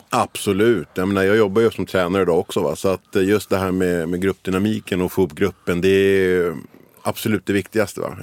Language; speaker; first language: Swedish; early bilingual, other home language; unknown